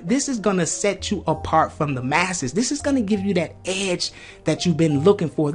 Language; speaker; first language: English; native; English